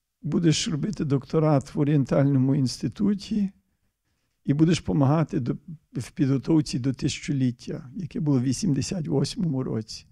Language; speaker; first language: Ukrainian; early bilingual, heritage; Ukrainian